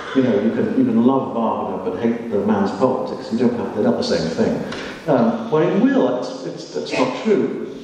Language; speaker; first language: English; native; English